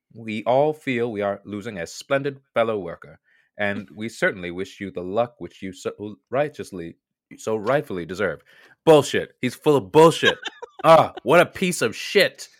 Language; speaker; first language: English; native; English